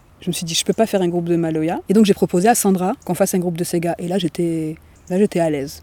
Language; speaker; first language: French; native; French